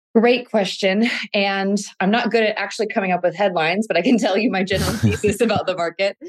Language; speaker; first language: English; native; English